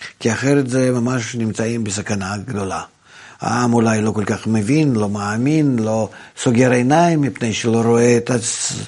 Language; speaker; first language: Hebrew; non-native, fluent; Russian